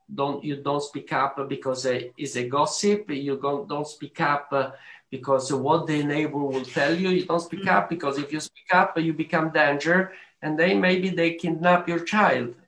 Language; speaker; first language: English; non-native, learner; Arabic